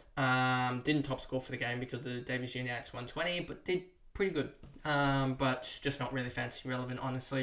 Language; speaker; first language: English; native; English